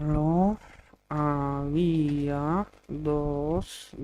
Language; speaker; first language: Spanish; non-native, learner; English